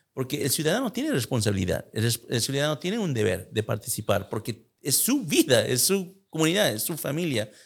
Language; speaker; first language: Spanish; early bilingual, heritage; Spanish